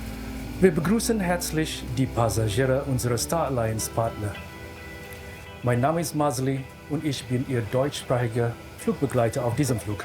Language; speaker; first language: German; non-native, fluent; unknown